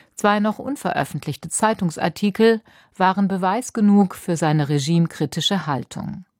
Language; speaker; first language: German; native; German